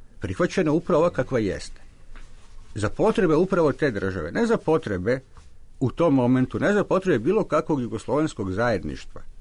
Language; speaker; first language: Serbian; native; Serbian